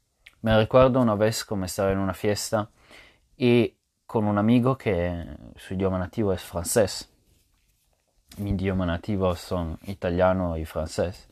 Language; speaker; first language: Spanish; non-native, fluent; Italian